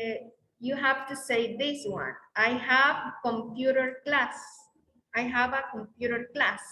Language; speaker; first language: English; non-native, learner; Spanish